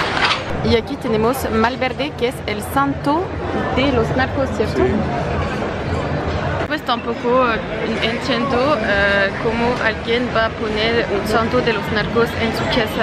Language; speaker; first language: Spanish; non-native, fluent; French